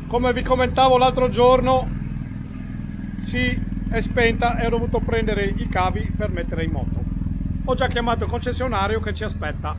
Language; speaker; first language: Italian; non-native, fluent; Spanish